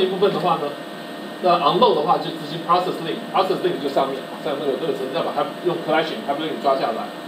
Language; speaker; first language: Chinese; native; Chinese